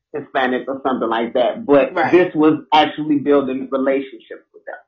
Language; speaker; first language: English; native; English